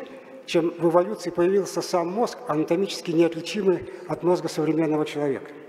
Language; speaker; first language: Russian; native; Russian